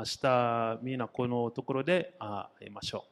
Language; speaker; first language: Japanese; non-native, fluent; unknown